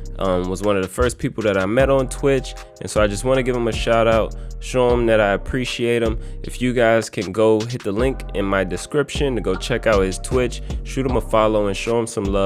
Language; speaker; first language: English; native; English